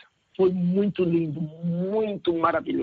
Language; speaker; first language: Portuguese; non-native, learner; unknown